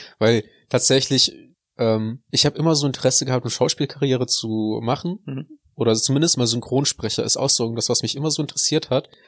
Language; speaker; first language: German; early bilingual, other home language; Russian